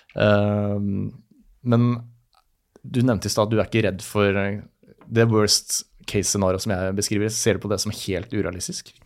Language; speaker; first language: Norwegian; native; Norwegian